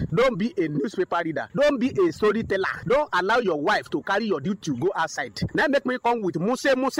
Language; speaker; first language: Nigerian Pidgin; non-native, local second language; Yoruba